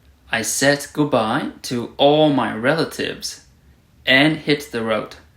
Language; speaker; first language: English; non-native, fluent; Burmese